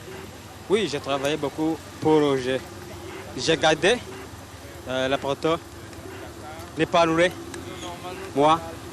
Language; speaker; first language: French; non-native, learner; Kinyarwanda